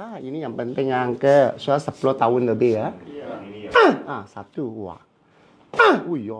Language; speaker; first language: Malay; non-native, local second language; Cantonese